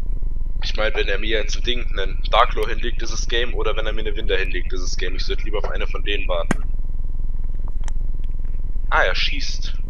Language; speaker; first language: German; native; German